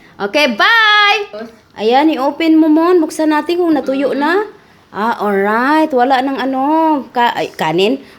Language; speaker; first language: Filipino; non-native, local second language; Cebuano